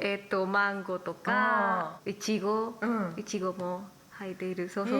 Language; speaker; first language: Japanese; non-native, learner; Spanish